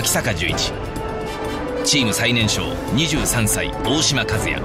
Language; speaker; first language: Japanese; native; Japanese